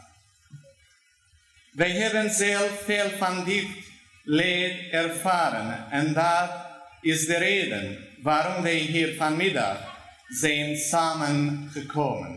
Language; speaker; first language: Dutch; non-native, fluent; Turoyo